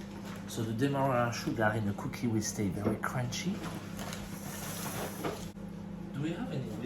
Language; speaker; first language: English; non-native, fluent; French